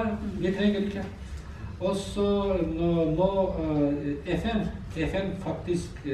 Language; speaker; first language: Norwegian; non-native, learner; Azerbaijani